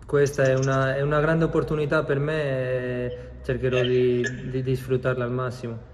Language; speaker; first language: Italian; non-native, fluent; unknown